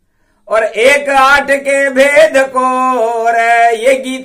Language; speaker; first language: Hindi; native; Hindi